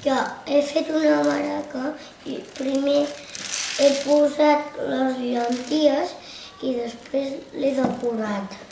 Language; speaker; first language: Catalan; non-native, local second language; Spanish